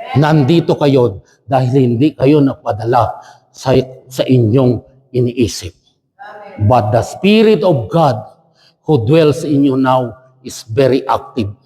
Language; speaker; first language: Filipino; non-native, local second language; Chavacano